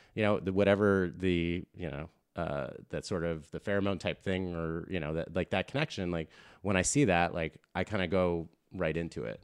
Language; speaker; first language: English; native; English